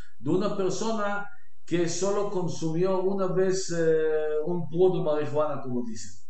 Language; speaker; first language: Spanish; non-native, learner; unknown